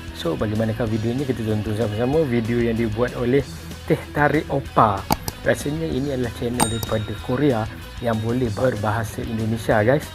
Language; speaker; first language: Malay; native; Malay